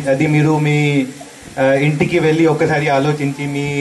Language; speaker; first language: Telugu; non-native, learner; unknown